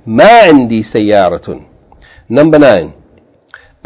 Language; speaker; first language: Arabic; non-native, fluent; English